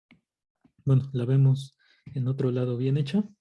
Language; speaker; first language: Spanish; native; Spanish